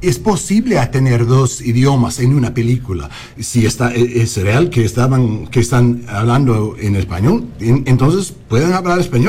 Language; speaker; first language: Spanish; non-native, learner; English